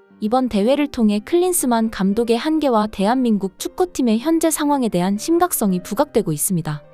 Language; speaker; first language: Korean; native; Korean